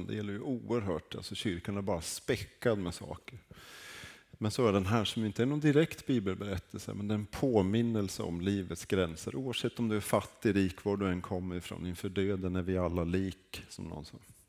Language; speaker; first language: Swedish; native; Swedish